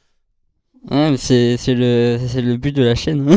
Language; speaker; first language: French; native; French